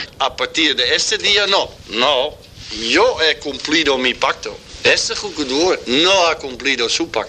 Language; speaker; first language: Spanish; non-native, learner; Dutch